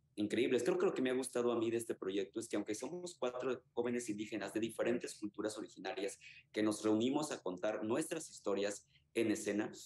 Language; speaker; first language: Spanish; native; Spanish